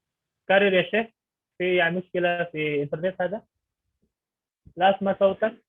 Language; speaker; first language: Arabic; non-native, fluent; Indonesian